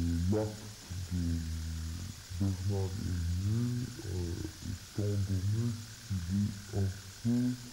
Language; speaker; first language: French; non-native, local second language; Arabic